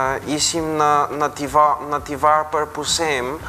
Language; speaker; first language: Albanian; non-native, fluent; Bulgarian